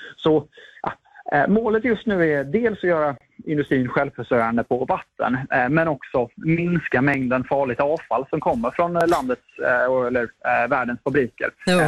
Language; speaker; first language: Swedish; native; Swedish